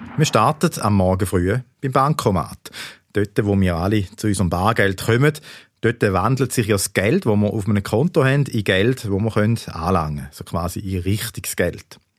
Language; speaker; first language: German; native; German